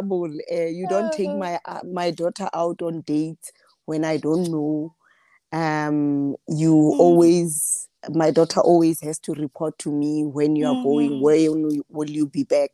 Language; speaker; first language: English; non-native, local second language; Southern Sotho